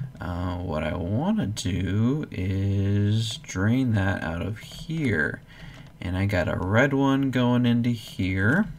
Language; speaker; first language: English; native; English